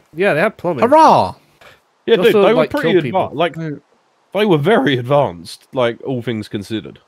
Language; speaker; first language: English; native; English